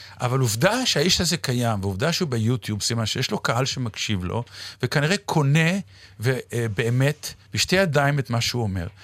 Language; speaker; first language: Hebrew; native; Hebrew